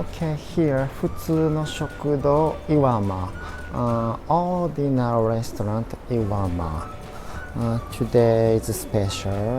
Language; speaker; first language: English; non-native, learner; Japanese